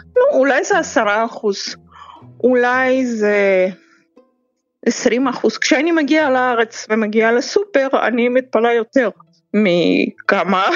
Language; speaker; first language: Hebrew; non-native, fluent; Russian